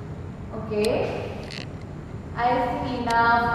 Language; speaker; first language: English; non-native, learner; Indonesian